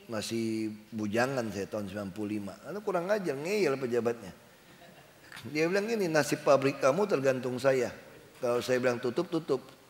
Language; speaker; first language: Indonesian; native; Indonesian